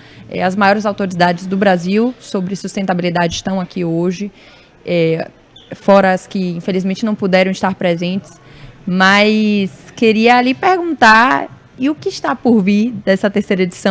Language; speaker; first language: Portuguese; native; Portuguese